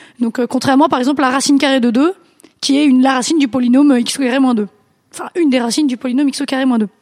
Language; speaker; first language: French; native; French